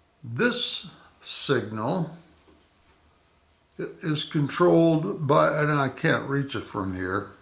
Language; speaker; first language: English; native; English